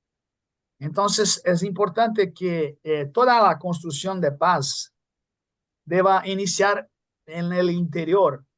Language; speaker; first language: Spanish; non-native, fluent; Portuguese